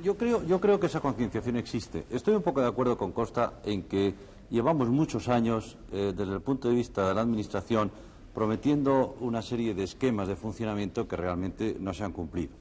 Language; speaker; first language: Spanish; native; Spanish